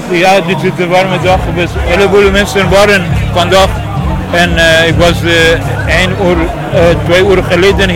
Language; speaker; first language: Dutch; non-native, learner; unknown